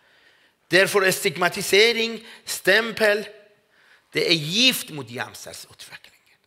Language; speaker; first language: Swedish; non-native, fluent; Persian